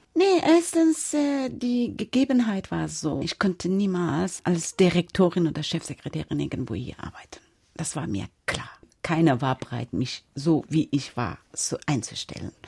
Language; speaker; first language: German; non-native, fluent; Persian